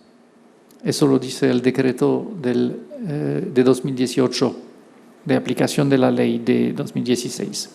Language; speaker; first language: Spanish; non-native, fluent; French